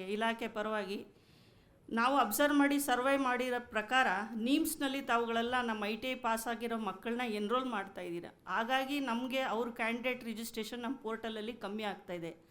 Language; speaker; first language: Kannada; native; Kannada